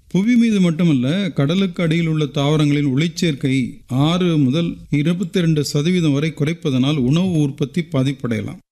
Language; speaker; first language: Tamil; native; Tamil